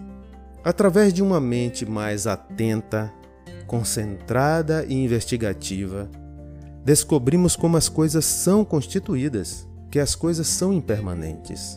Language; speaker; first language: Portuguese; native; Portuguese